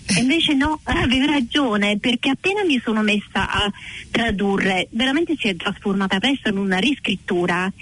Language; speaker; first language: Italian; non-native, fluent; English